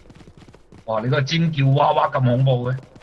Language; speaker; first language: Chinese; native; Chinese